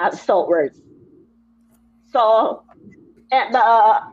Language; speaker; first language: English; non-native, local second language; Filipino